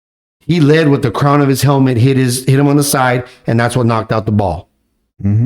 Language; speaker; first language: English; native; English